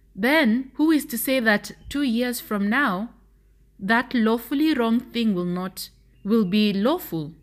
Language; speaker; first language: English; non-native, local second language; Swahili